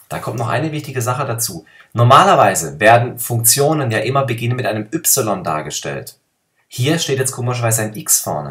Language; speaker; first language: German; native; German